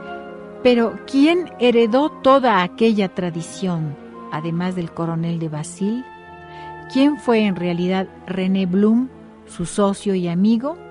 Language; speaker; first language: Spanish; native; Spanish